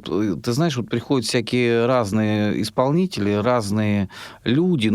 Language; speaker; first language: Russian; native; Russian